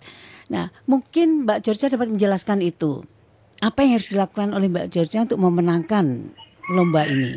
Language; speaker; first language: Indonesian; native; Indonesian